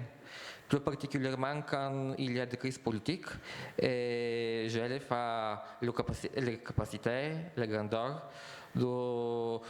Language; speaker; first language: French; non-native, fluent; Bulgarian